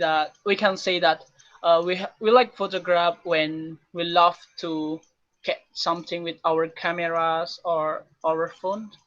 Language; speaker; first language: English; non-native, learner; Indonesian